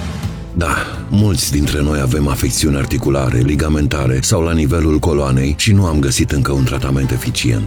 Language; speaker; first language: Romanian; native; Romanian